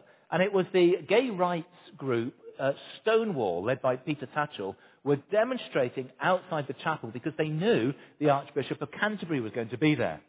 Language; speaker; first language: English; native; English